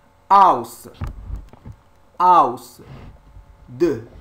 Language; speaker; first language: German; non-native, learner; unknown